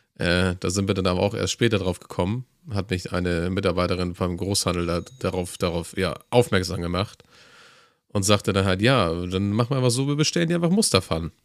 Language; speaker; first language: German; native; German